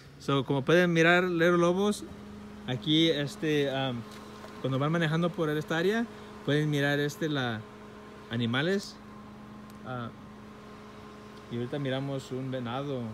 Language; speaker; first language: Spanish; early bilingual, heritage; Spanish